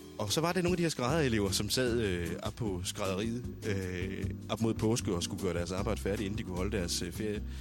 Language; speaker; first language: Danish; native; Danish